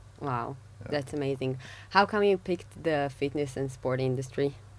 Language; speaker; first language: English; non-native, fluent; Hebrew